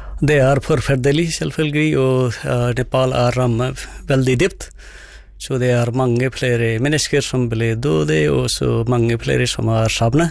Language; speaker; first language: Norwegian; non-native, fluent; Nepali